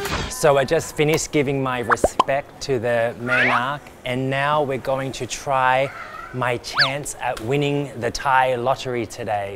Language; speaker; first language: English; native; English